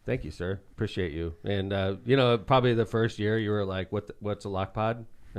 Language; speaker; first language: English; native; English